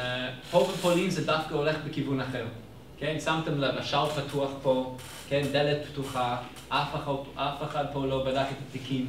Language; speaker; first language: Hebrew; non-native, fluent; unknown